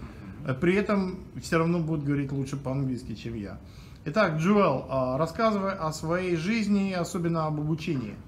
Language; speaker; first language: Russian; native; Russian